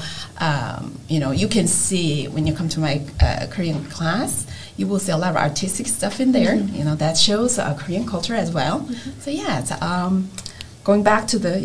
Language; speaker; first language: English; non-native, fluent; Korean